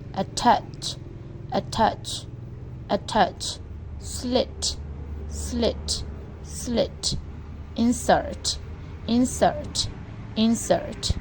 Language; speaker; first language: English; non-native, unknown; Burmese